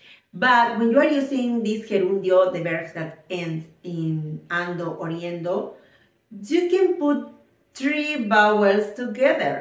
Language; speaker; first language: English; non-native, fluent; Spanish